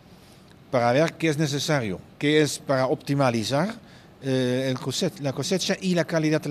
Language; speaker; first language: Spanish; non-native, fluent; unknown